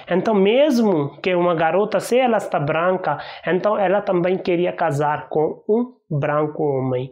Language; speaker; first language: Portuguese; non-native, learner; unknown